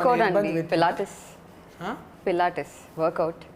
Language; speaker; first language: Telugu; non-native, learner; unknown